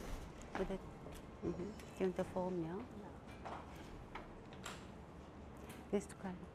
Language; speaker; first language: German; non-native, learner; Korean